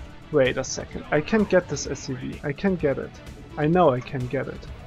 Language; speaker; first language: English; non-native, fluent; German